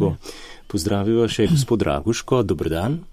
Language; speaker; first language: Slovenian; native; Slovenian